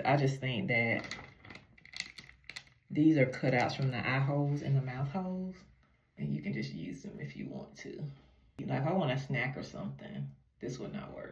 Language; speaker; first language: English; native; English